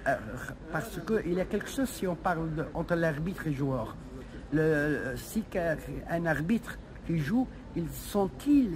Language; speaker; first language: French; non-native, local second language; Arabic